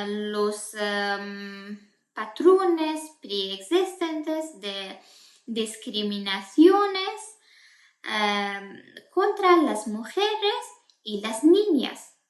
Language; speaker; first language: Spanish; non-native, fluent; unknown